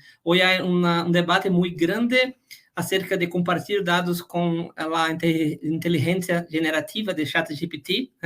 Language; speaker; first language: Spanish; non-native, fluent; Portuguese